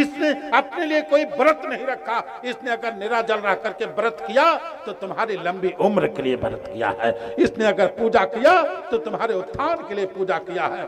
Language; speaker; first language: Hindi; native; Hindi